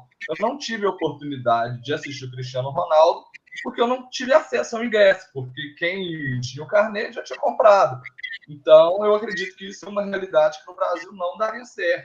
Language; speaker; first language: Portuguese; native; Portuguese